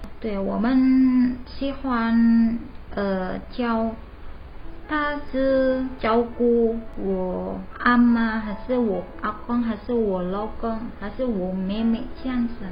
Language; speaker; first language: Chinese; non-native, learner; Indonesian